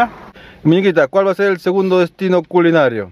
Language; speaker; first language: Spanish; native; Spanish